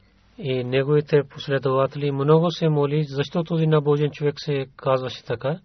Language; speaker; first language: Bulgarian; non-native, learner; Urdu